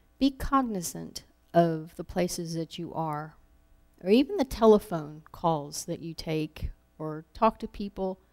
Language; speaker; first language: English; native; English